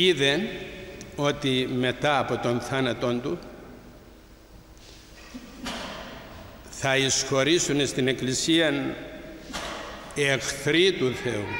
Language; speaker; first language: Greek; native; Greek